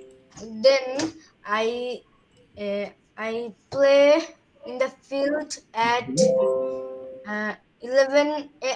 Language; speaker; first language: English; non-native, learner; Bangla